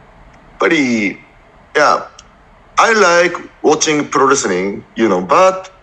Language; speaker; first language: English; non-native, learner; Japanese